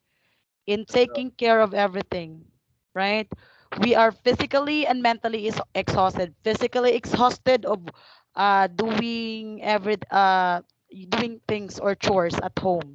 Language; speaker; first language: English; non-native, fluent; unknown